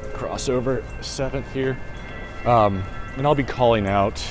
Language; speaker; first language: English; native; English